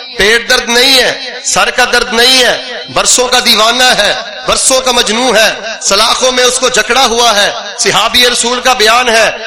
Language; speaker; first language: Urdu; non-native, local second language; Punjabi